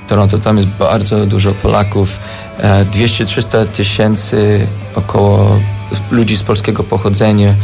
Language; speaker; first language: Polish; early bilingual, heritage; Polish